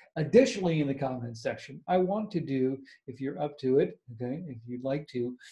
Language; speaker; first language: English; native; English